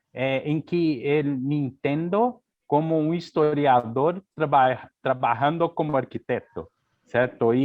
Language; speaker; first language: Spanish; non-native, learner; Portuguese